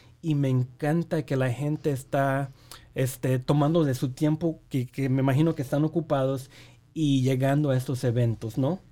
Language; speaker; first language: Spanish; early bilingual, heritage; Spanish